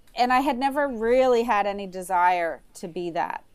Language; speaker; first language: English; native; English